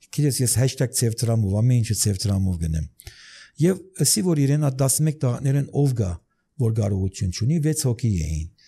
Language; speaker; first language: Armenian; early bilingual, heritage; Armenian